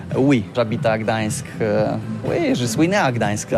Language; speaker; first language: French; non-native, learner; Polish